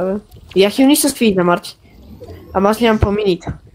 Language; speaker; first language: Bulgarian; native; Bulgarian